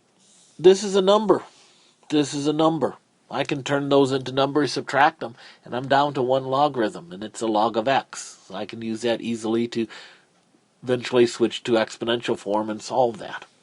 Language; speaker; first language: English; native; English